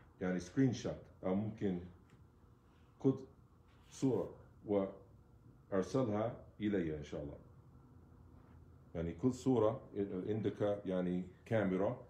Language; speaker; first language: Arabic; non-native, fluent; English